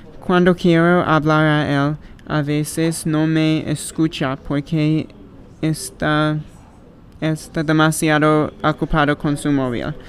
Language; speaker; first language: Spanish; non-native, learner; English